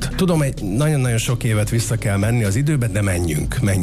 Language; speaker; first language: Hungarian; native; Hungarian